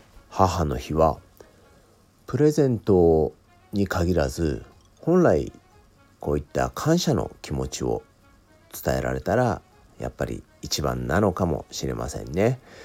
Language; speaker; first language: Japanese; native; Japanese